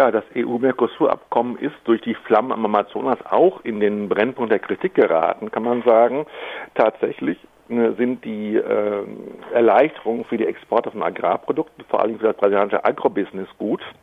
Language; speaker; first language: German; native; German